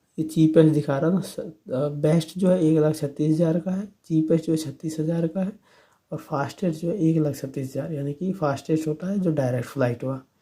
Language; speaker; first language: Hindi; native; Hindi